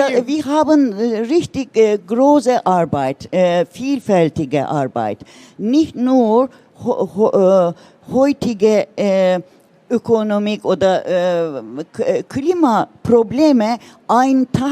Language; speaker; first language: German; non-native, learner; Turkish